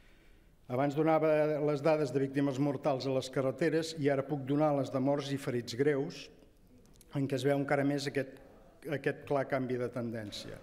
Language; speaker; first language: Catalan; native; Catalan